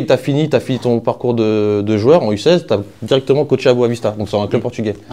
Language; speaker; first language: French; native; French